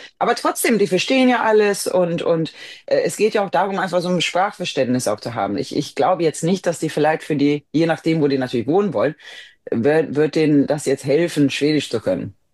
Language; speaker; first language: German; non-native, fluent; Swedish